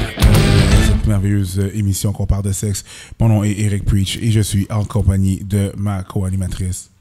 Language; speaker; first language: French; early bilingual, other home language; Haitian Creole